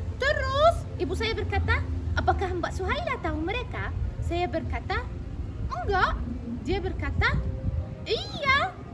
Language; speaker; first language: Indonesian; non-native, fluent; Arabic